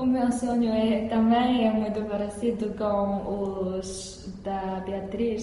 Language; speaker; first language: Portuguese; non-native, fluent; Chinese